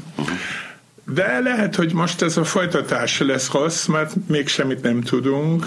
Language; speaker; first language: Hungarian; non-native, fluent; German